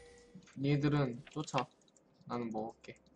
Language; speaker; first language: Korean; native; Korean